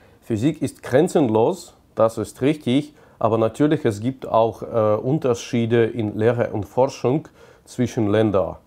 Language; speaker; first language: German; non-native, fluent; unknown